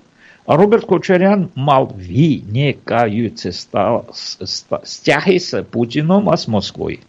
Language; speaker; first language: Slovak; non-native, fluent; Armenian